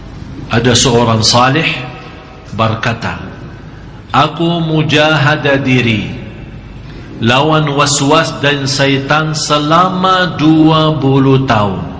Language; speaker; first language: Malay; non-native, fluent; Arabic